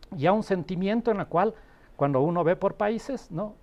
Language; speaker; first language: Spanish; native; Spanish